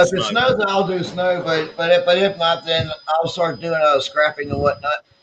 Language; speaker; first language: English; native; English